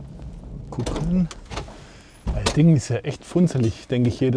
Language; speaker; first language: German; native; German